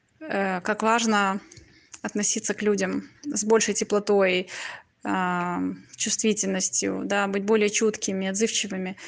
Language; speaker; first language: Russian; native; Russian